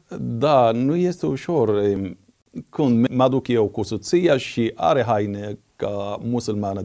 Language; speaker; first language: Romanian; non-native, fluent; Arabic